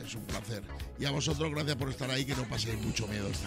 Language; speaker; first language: Spanish; native; Spanish